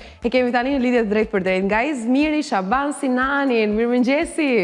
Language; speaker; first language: Albanian; native; Albanian